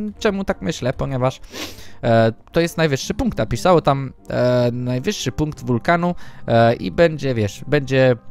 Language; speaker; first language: Polish; early bilingual, heritage; Polish